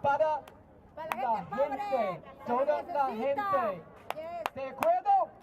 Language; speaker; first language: Spanish; non-native, learner; English